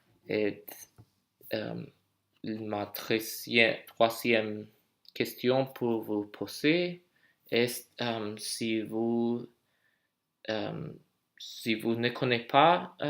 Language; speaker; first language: French; non-native, learner; English